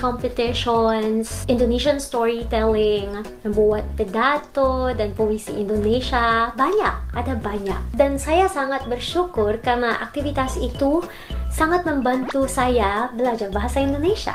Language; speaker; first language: Indonesian; non-native, learner; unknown